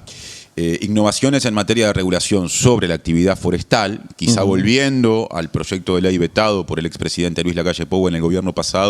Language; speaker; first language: Spanish; native; Spanish